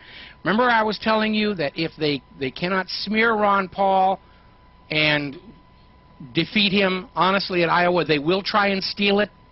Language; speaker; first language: English; native; English